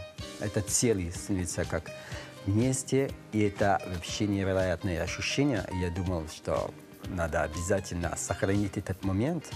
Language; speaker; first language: Russian; non-native, learner; French